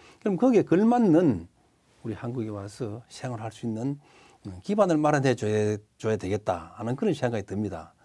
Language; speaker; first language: Korean; native; Korean